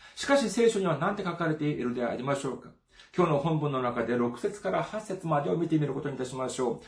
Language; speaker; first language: Japanese; non-native, fluent; Korean